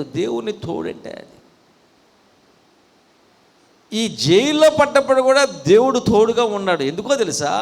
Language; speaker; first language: Telugu; native; Telugu